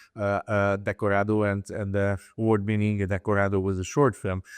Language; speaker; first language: English; non-native, fluent; Hungarian